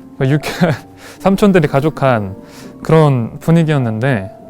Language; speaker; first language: Korean; native; Korean